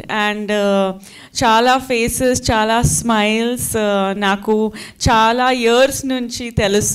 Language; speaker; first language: Telugu; non-native, fluent; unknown